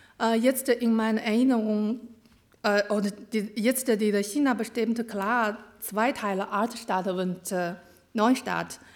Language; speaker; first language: German; non-native, learner; Chinese